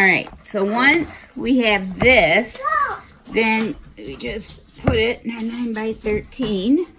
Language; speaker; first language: English; native; English